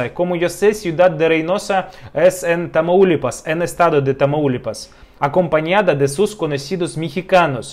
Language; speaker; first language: Spanish; non-native, fluent; Russian